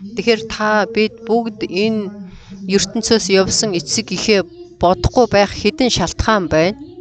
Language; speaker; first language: Mongolian; non-native, fluent; Korean